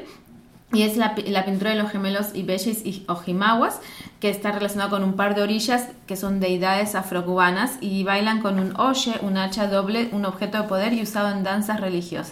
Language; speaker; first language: Spanish; native; Spanish